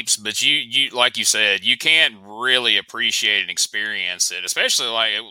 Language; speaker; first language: English; native; English